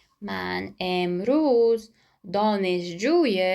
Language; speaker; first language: Persian; non-native, fluent; Ukrainian